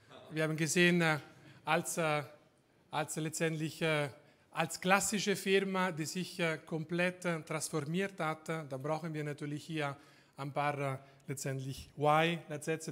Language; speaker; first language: German; non-native, fluent; Italian